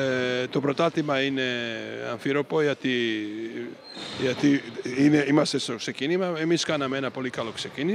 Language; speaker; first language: Greek; non-native, fluent; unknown